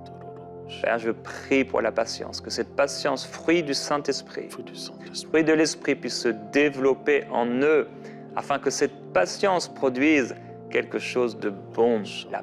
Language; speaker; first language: French; native; French